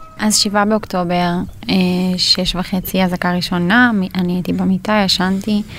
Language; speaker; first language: Hebrew; native; Hebrew